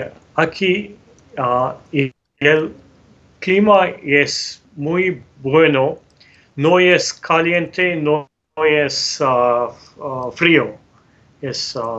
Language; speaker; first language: Spanish; non-native, learner; Tamil